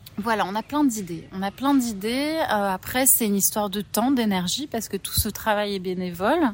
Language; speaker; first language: French; native; French